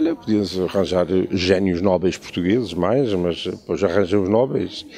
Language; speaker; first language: Portuguese; native; Portuguese